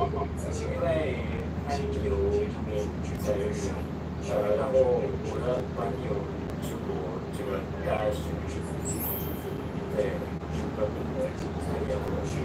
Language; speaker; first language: Chinese; non-native, learner; Japanese